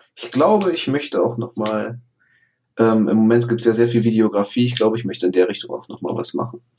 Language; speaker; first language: German; native; German